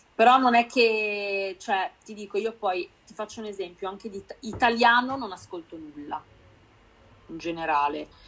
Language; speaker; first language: Italian; native; Italian